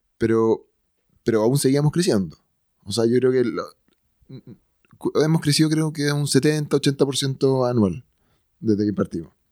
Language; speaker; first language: Spanish; native; Spanish